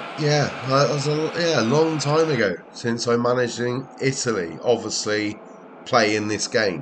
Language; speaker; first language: English; native; English